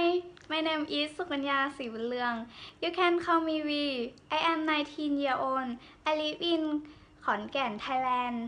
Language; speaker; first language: English; non-native, learner; Thai